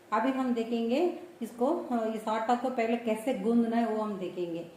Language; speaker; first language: Hindi; non-native, local second language; Tamil